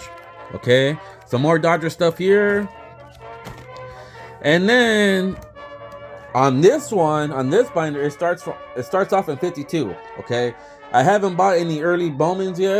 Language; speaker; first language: English; native; English